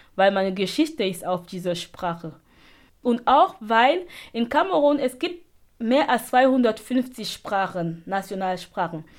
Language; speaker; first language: German; non-native, fluent; Basaa